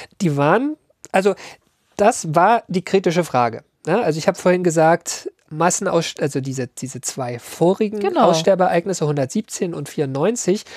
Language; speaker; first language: German; native; German